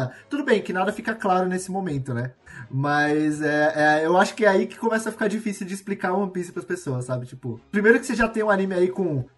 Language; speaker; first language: Portuguese; native; Portuguese